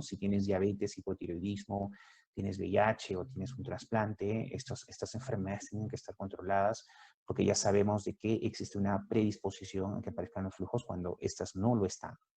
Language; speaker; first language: Spanish; native; Spanish